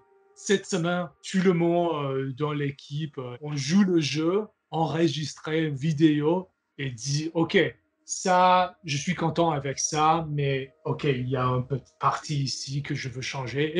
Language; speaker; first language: French; non-native, learner; English